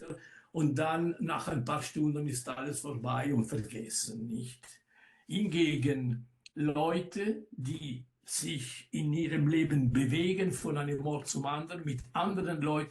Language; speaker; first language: German; non-native, local second language; Italian